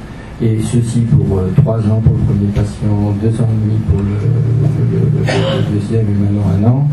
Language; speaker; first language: French; native; French